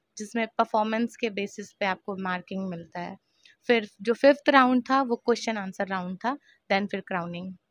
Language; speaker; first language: Hindi; native; Hindi